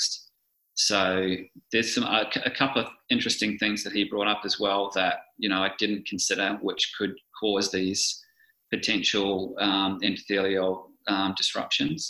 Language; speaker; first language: English; native; English